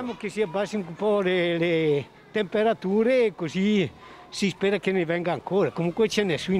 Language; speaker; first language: Italian; native; Italian